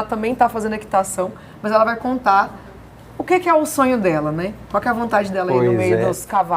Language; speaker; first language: Portuguese; native; Portuguese